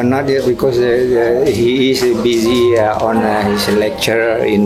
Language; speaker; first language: English; non-native, learner; Indonesian